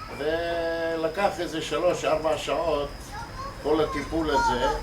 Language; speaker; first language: Hebrew; non-native, local second language; Arabic